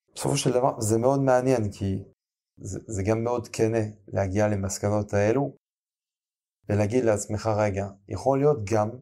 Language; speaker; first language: Hebrew; non-native, fluent; French